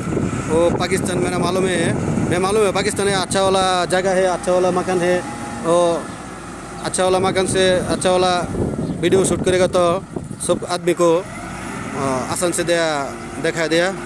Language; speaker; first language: Hindi; non-native, learner; Bangla